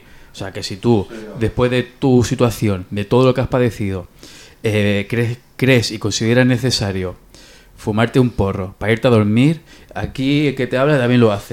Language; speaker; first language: Spanish; native; Spanish